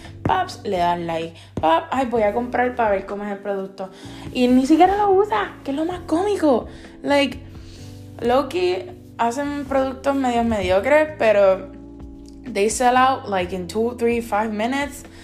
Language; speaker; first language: Spanish; early bilingual, heritage; Spanish